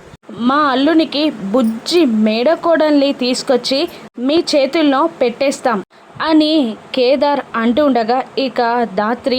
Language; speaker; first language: Telugu; native; Telugu